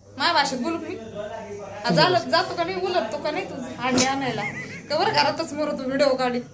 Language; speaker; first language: Marathi; non-native, local second language; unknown